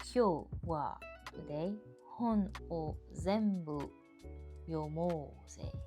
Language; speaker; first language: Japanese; non-native, learner; French